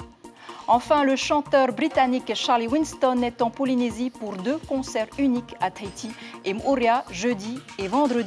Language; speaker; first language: French; native; French